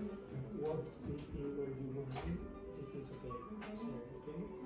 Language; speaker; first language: English; non-native, learner; Spanish